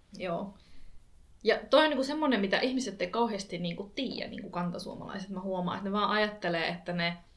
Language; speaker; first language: Finnish; early bilingual, other home language; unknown